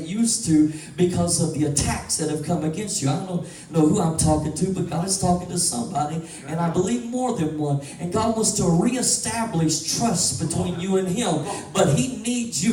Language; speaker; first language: English; native; English